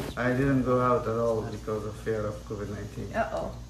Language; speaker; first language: English; non-native, fluent; Persian